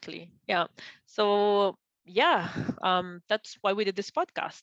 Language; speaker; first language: English; non-native, local second language; Filipino